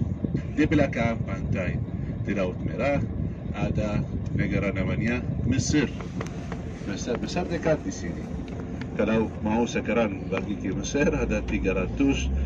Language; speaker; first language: Indonesian; non-native, learner; Arabic